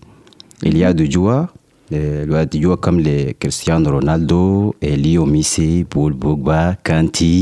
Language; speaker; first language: French; non-native, learner; Arabic